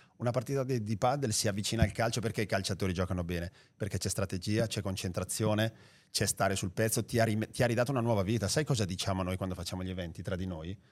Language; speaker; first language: Italian; native; Italian